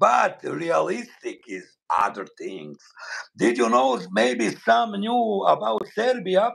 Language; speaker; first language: English; non-native, learner; Bosnian